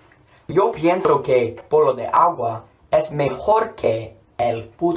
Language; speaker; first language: Spanish; non-native, learner; English